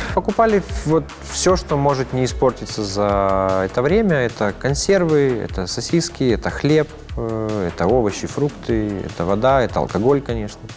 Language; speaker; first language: Russian; native; Russian